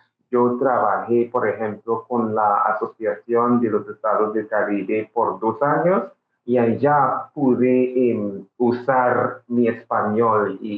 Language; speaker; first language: Spanish; non-native, fluent; English